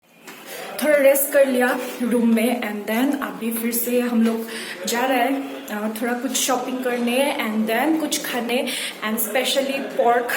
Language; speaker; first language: Hindi; non-native, local second language; Assamese